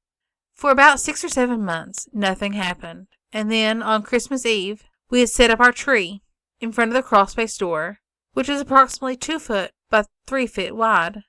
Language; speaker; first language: English; native; English